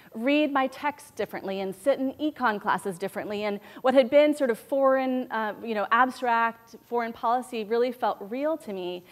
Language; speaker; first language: English; native; English